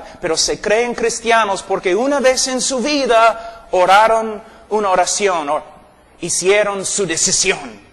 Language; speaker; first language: Spanish; non-native, fluent; English